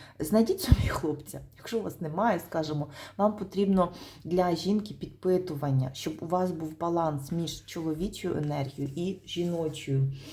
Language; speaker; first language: Ukrainian; non-native, local second language; Russian